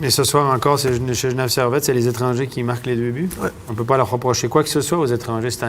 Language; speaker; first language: French; native; French